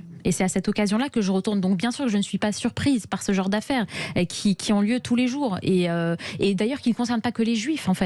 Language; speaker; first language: French; native; French